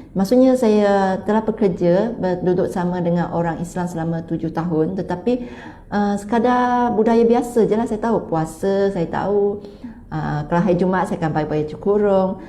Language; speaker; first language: Malay; non-native, local second language; Chinese